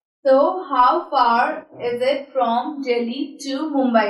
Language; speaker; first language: English; non-native, local second language; Hindi